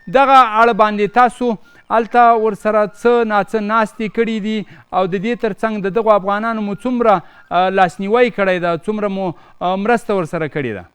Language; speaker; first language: Pashto; native; Pashto